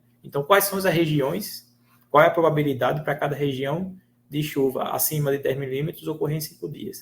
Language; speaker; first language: Portuguese; native; Portuguese